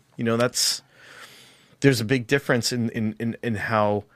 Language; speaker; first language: English; native; English